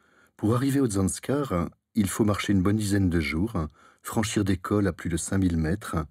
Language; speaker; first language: French; native; French